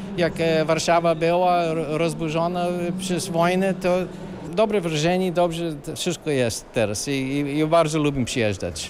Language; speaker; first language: Polish; early bilingual, heritage; Polish